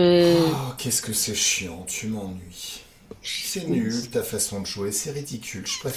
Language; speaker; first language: French; native; French